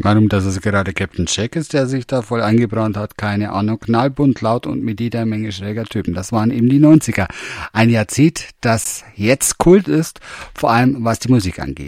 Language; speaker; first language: German; native; German